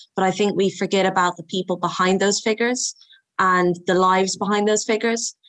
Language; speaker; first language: English; native; English